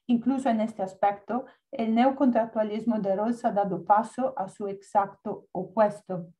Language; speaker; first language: Spanish; non-native, learner; Italian